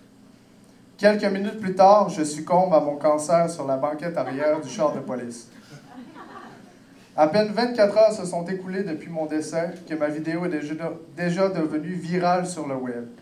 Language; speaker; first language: French; native; French